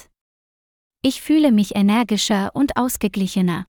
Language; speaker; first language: German; non-native, fluent; Vietnamese